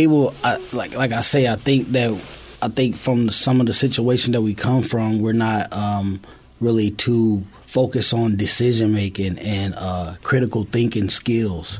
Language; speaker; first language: English; native; English